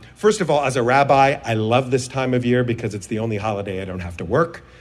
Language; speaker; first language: English; native; English